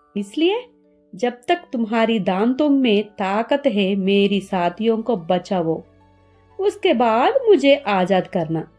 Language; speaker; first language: Hindi; non-native, learner; Telugu